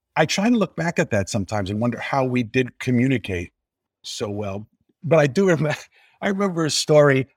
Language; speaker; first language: English; native; English